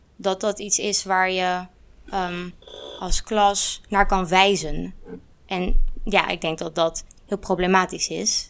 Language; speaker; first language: Dutch; early bilingual, other home language; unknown